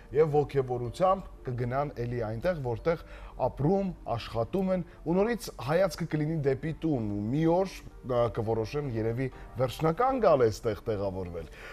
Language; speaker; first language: Armenian; native; Armenian